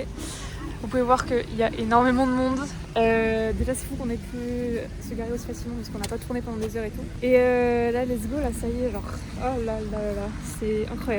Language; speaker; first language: French; native; French